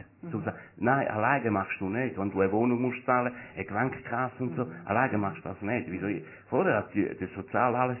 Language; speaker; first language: German; non-native, learner; Italian